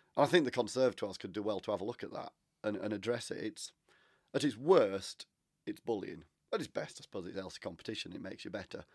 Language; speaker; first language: English; native; English